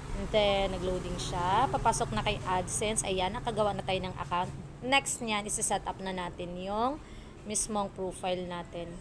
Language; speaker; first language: Filipino; non-native, local second language; Waray